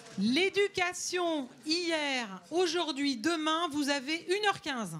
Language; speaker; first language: French; native; French